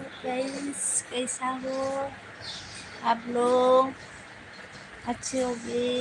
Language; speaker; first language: Hindi; non-native, local second language; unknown